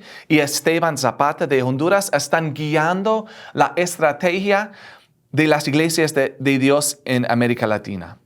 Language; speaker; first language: Spanish; non-native, fluent; English